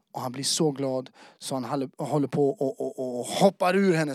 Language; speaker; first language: Swedish; early bilingual, other home language; Albanian